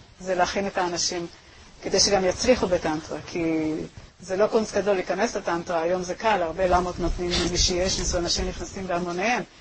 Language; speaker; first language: Hebrew; native; Hebrew